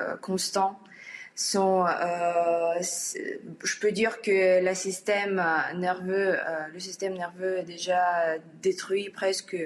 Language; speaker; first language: French; non-native, learner; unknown